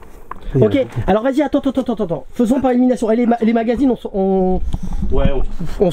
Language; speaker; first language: French; native; French